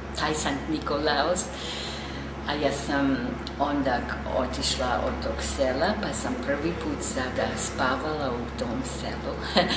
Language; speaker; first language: Serbian; non-native, local second language; German